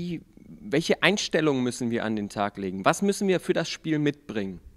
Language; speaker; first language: German; native; German